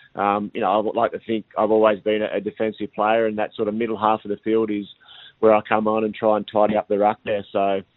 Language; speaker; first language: English; native; English